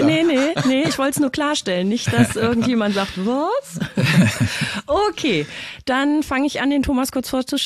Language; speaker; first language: German; native; German